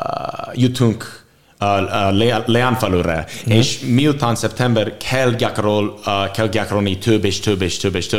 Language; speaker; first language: Hungarian; non-native, learner; English